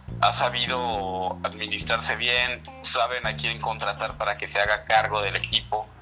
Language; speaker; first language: Spanish; native; Spanish